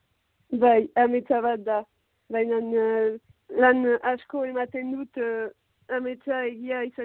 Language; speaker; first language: Basque; non-native, local second language; French